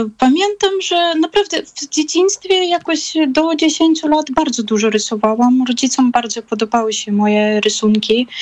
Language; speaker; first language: Polish; non-native, fluent; Russian